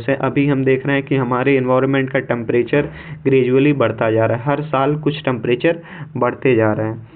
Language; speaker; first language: Hindi; native; Hindi